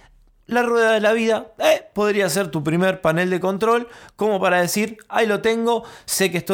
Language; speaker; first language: Spanish; native; Spanish